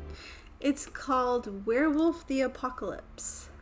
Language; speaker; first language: English; native; English